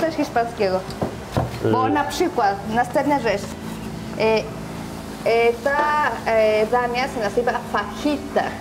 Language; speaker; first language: Polish; non-native, learner; Spanish